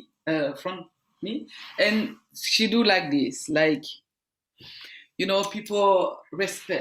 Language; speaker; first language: English; non-native, learner; French